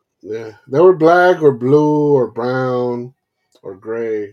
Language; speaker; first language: English; early bilingual, other home language; Spanish